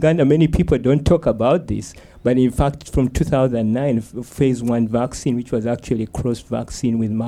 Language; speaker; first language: English; non-native, local second language; Ganda